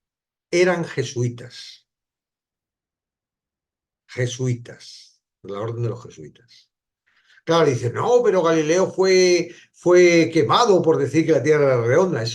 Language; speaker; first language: Spanish; native; Spanish